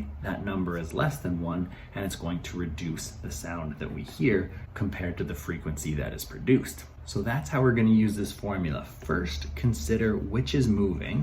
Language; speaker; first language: English; native; English